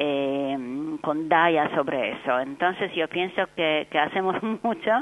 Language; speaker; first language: Spanish; non-native, fluent; Polish